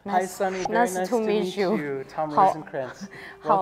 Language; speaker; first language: English; native; English